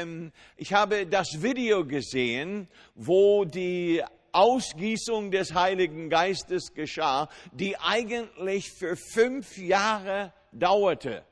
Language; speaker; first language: German; non-native, fluent; English